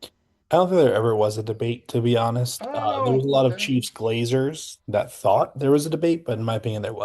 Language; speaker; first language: English; native; English